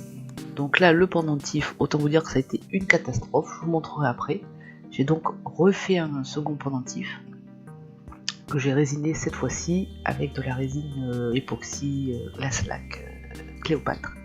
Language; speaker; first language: French; native; French